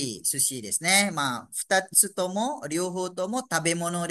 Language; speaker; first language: Japanese; non-native, fluent; Malay